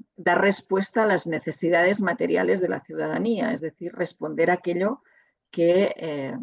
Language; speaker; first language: Spanish; non-native, local second language; Catalan